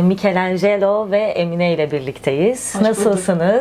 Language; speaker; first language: Turkish; native; Turkish